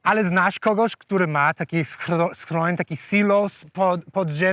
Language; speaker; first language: Polish; non-native, fluent; English